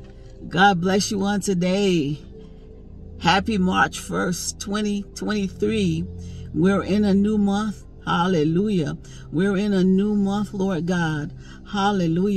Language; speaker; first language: English; native; English